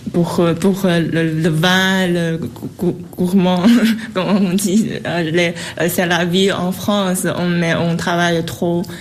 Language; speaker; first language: French; non-native, learner; Chinese